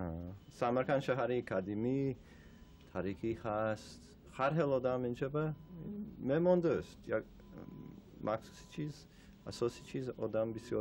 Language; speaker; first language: Persian; non-native, learner; English